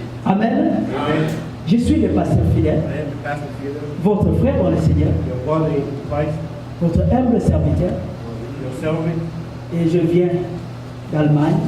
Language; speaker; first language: French; non-native, local second language; Lingala